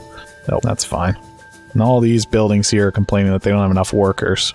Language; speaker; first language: English; native; English